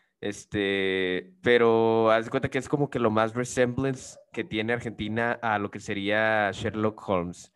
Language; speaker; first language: Spanish; native; Spanish